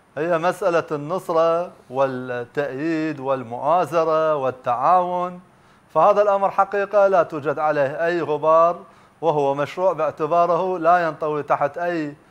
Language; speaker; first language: Arabic; native; Arabic